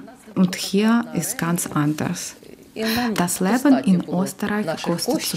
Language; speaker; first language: German; non-native, learner; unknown